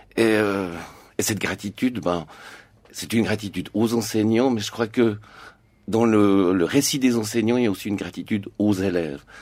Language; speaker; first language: French; native; French